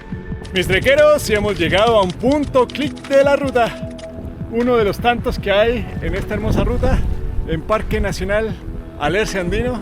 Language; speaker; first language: Spanish; native; Spanish